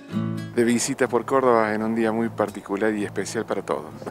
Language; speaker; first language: Spanish; native; Spanish